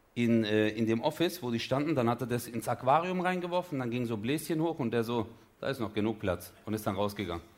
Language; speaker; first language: German; early bilingual, other home language; Turkish